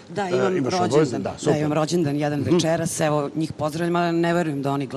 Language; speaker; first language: Serbian; native; Serbian